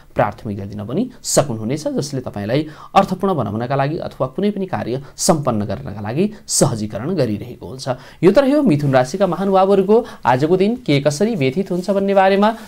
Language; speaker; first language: Nepali; native; Nepali